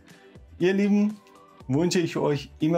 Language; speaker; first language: German; non-native, fluent; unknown